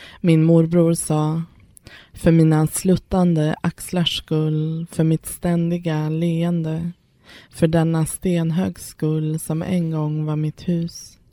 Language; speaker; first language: Swedish; early bilingual, other home language; Persian